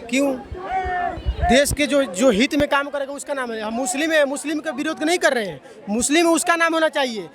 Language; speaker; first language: Hindi; native; Hindi